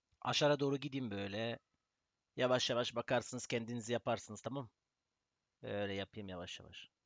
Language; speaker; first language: Turkish; early bilingual, heritage; Turkish